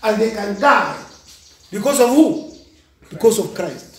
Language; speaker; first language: English; non-native, local second language; Swahili